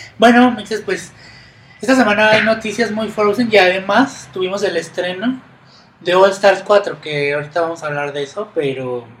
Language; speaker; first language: Spanish; native; Spanish